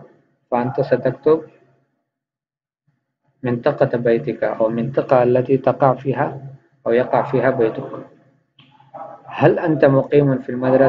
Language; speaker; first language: Arabic; non-native, fluent; Urdu